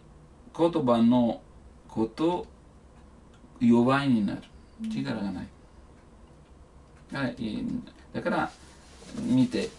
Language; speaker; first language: Japanese; non-native, learner; Italian